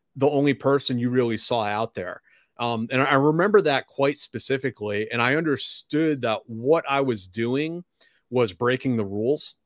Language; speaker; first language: English; native; English